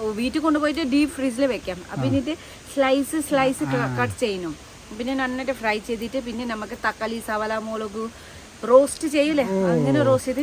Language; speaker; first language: Malayalam; non-native, learner; Nepali